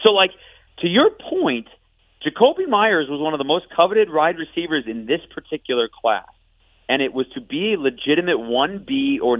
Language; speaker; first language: English; native; English